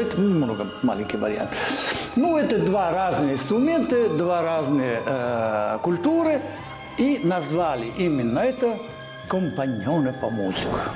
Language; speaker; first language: Russian; non-native, learner; Italian